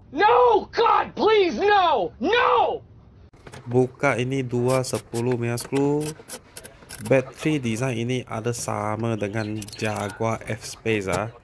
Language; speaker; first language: Malay; non-native, local second language; Chinese